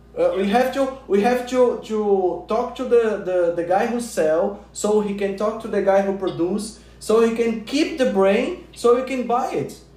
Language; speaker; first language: English; non-native, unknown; Portuguese